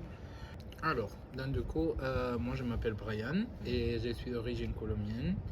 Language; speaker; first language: French; non-native, fluent; Spanish